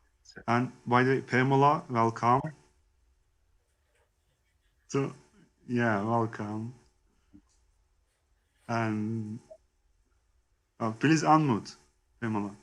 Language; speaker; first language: English; non-native, learner; Turkish